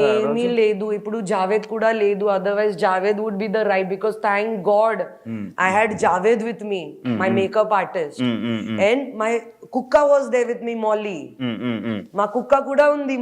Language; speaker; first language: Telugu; non-native, learner; Hindi